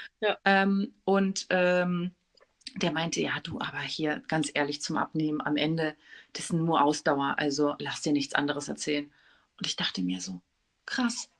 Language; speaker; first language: German; native; German